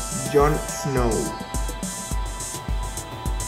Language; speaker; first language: Spanish; native; Spanish